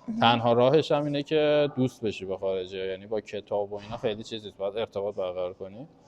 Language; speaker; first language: Persian; native; Persian